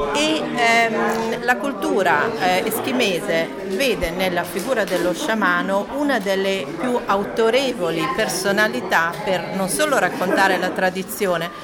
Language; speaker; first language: Italian; native; Italian